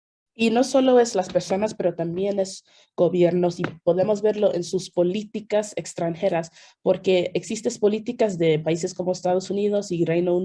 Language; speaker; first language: Spanish; non-native, fluent; English